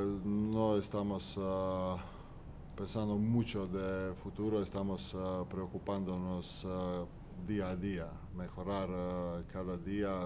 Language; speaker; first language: Spanish; non-native, fluent; Croatian